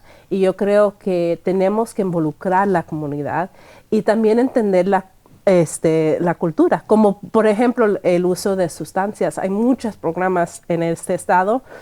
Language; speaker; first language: Spanish; early bilingual, heritage; Spanish